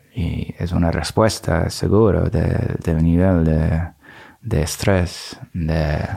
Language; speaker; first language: Spanish; non-native, fluent; English